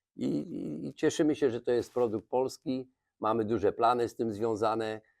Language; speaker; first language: Polish; native; Polish